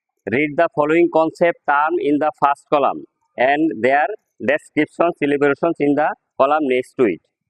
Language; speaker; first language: English; non-native, local second language; Bangla